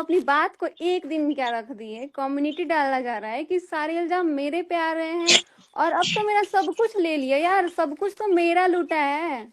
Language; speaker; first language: Hindi; native; Hindi